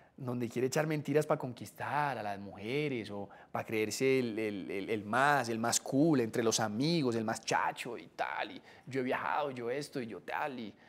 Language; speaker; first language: Spanish; native; Spanish